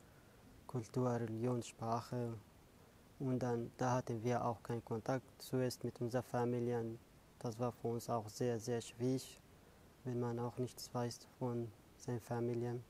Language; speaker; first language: German; non-native, fluent; Kurdish